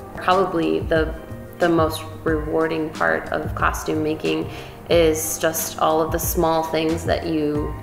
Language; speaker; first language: English; native; English